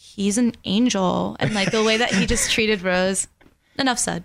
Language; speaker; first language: English; early bilingual, other home language; Spanish